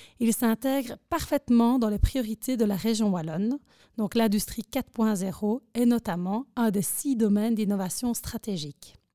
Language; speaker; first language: French; native; French